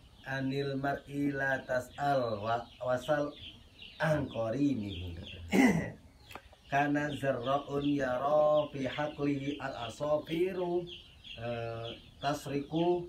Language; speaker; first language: Arabic; non-native, learner; Indonesian